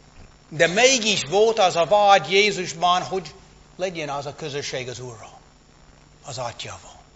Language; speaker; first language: Hungarian; non-native, fluent; English